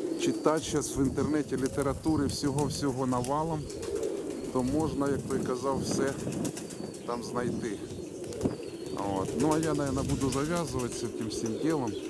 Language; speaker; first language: Ukrainian; non-native, local second language; Russian